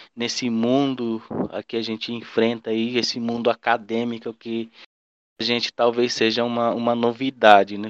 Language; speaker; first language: Portuguese; non-native, local second language; Guarani